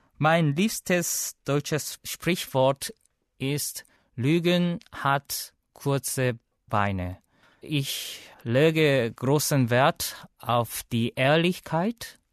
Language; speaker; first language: German; non-native, learner; Korean